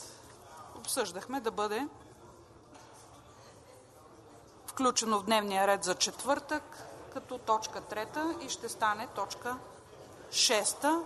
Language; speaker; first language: Bulgarian; native; Bulgarian